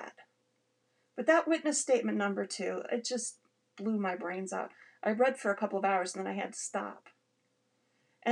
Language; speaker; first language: English; native; English